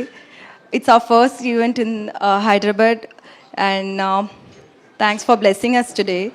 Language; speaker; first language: Telugu; non-native, learner; Tamil